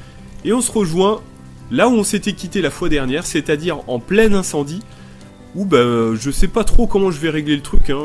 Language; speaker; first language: French; native; French